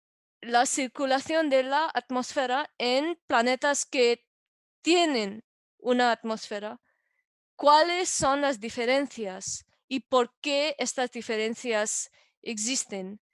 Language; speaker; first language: Spanish; non-native, fluent; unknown